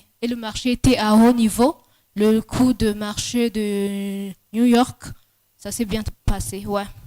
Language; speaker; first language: French; non-native, local second language; Rundi